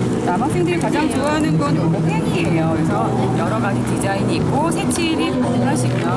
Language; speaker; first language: Korean; native; Korean